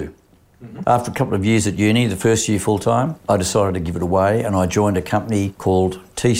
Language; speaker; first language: English; native; English